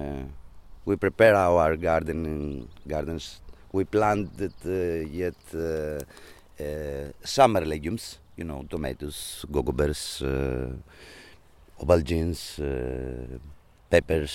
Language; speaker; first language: English; non-native, learner; Greek